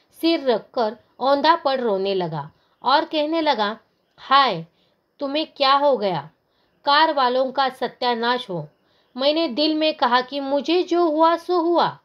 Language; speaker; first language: Hindi; non-native, local second language; Marathi